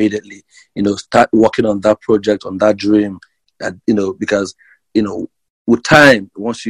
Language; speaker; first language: English; non-native, local second language; Igbo